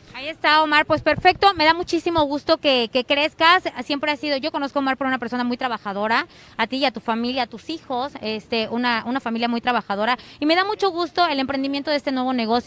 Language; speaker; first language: Spanish; native; Spanish